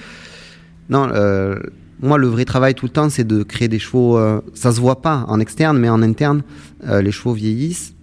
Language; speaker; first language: French; native; French